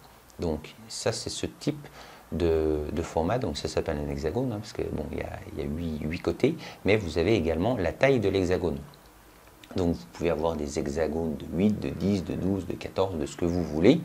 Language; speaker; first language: French; native; French